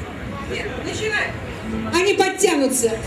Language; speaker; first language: Russian; native; Russian